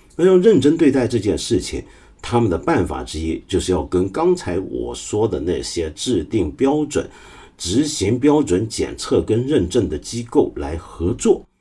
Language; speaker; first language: Chinese; non-native, local second language; Cantonese